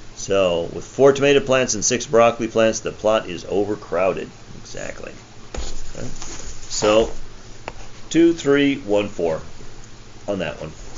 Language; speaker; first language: English; native; English